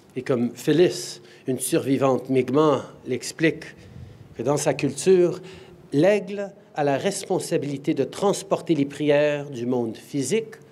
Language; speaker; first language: French; native; French